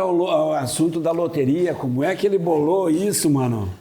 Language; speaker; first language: Portuguese; native; Portuguese